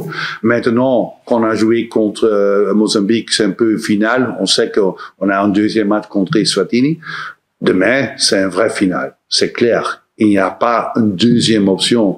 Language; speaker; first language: French; non-native, learner; Dutch